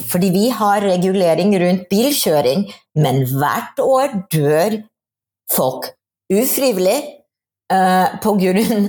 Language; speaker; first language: Norwegian; non-native, fluent; English